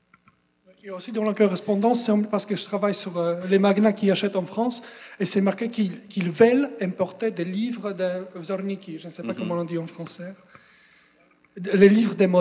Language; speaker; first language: French; non-native, fluent; Polish